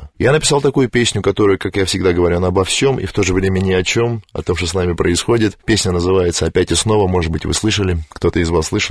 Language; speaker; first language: Russian; native; Russian